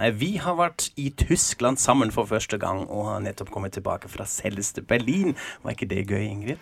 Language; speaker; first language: Norwegian; non-native, fluent; German